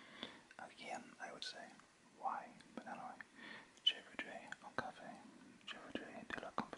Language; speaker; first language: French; non-native, learner; English